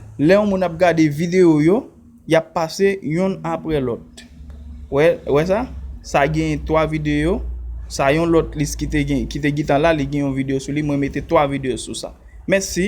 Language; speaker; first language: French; non-native, learner; Haitian Creole